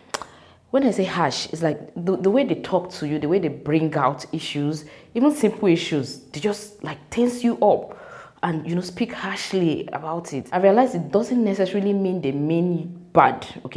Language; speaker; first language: English; non-native, local second language; Yoruba